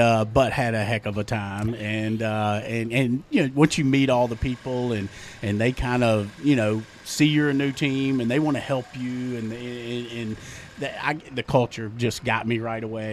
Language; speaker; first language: English; native; English